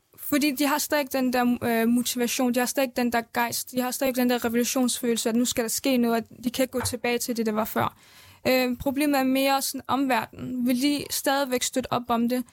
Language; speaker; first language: Danish; early bilingual, other home language; Central Kurdish